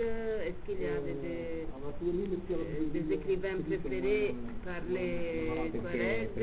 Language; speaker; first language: French; non-native, fluent; Italian